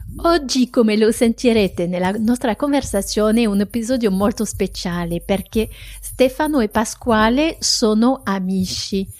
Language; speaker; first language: Italian; non-native, fluent; French